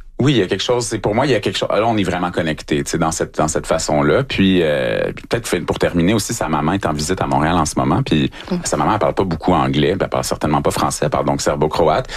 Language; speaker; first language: French; native; French